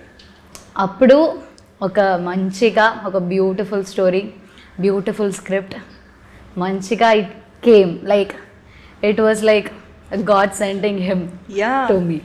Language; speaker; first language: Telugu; non-native, learner; Malayalam